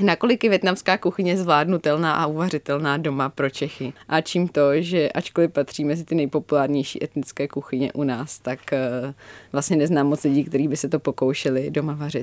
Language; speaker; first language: Czech; native; Czech